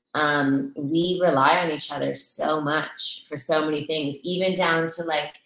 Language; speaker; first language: English; native; English